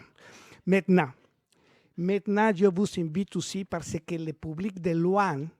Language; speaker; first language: French; non-native, learner; Spanish